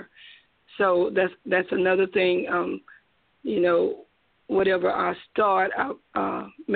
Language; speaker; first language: English; native; English